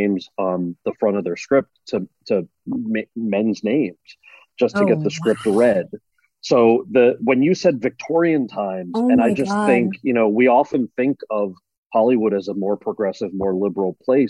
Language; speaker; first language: English; native; English